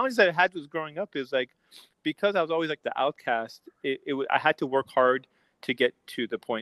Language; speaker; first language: English; early bilingual, other home language; Persian